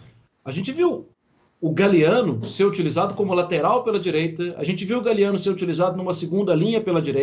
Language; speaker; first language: Portuguese; native; Portuguese